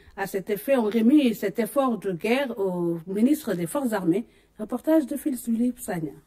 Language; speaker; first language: French; non-native, local second language; Wolof